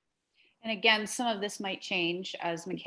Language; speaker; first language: English; native; English